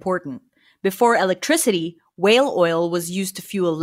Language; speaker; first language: English; non-native, local second language; Filipino